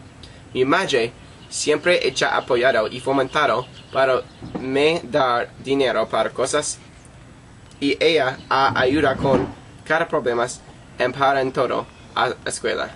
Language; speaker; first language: Spanish; non-native, learner; English